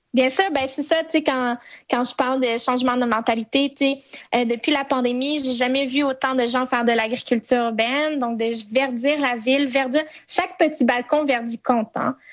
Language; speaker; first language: French; native; French